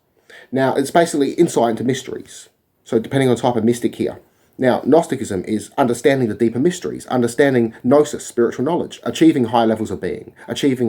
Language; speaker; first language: English; native; English